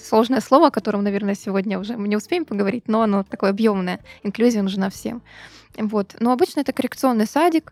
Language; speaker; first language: Russian; native; Russian